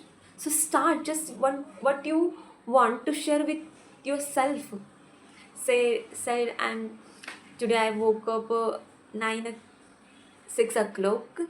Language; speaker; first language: English; non-native, local second language; Hindi